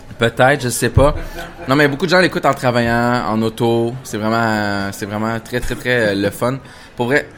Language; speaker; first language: French; native; French